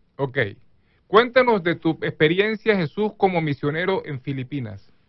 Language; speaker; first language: Spanish; native; Spanish